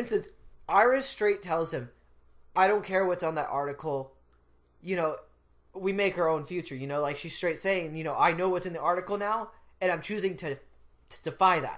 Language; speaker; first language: English; native; English